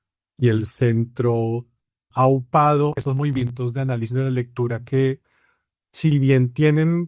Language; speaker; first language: Spanish; native; Spanish